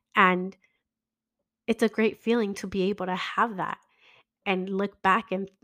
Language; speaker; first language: English; native; English